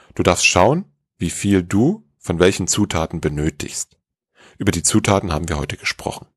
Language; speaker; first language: German; native; German